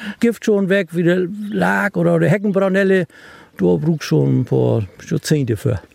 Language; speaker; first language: German; native; German